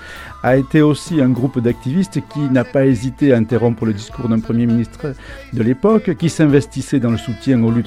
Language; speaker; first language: French; native; French